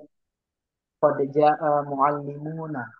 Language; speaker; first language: Arabic; non-native, learner; Indonesian